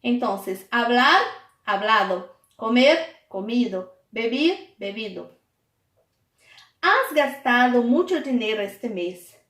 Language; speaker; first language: Spanish; non-native, fluent; Portuguese